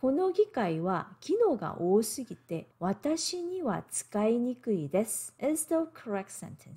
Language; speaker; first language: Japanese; non-native, fluent; Korean